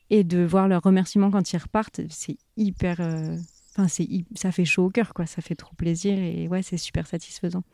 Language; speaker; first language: French; native; French